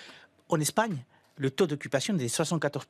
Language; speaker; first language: French; non-native, fluent; Spanish